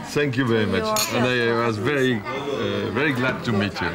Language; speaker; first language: English; non-native, learner; French